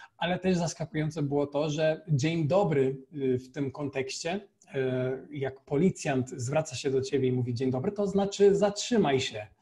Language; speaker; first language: Polish; non-native, fluent; Portuguese